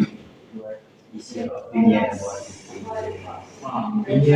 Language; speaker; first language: English; non-native, learner; Indonesian